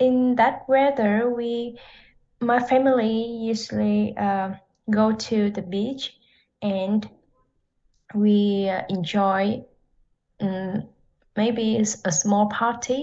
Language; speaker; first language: English; non-native, learner; Vietnamese